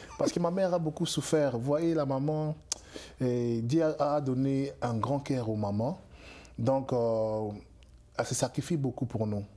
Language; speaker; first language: French; non-native, local second language; Lingala